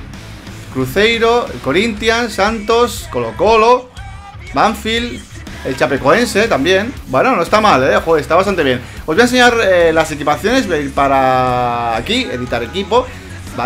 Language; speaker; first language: Spanish; native; Spanish